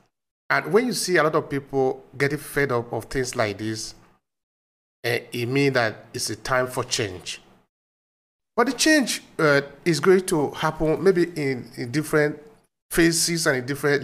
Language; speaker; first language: English; non-native, local second language; Esan